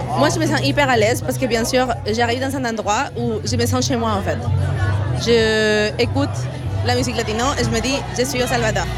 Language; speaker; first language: French; non-native, fluent; Spanish